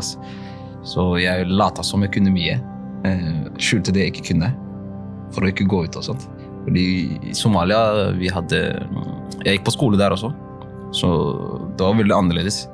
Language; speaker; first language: Norwegian; early bilingual, other home language; Somali